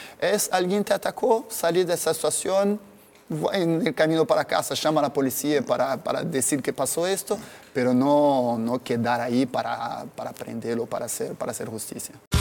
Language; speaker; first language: Spanish; non-native, fluent; Portuguese